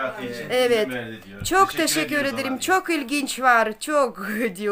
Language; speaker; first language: Turkish; non-native, learner; Russian